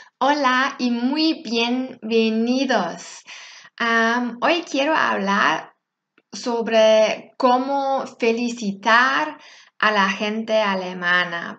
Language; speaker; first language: Spanish; non-native, fluent; German